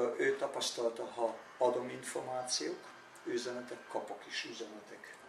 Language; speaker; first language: Hungarian; non-native, learner; German